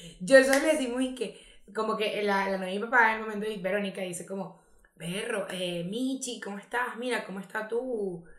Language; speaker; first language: Spanish; native; Spanish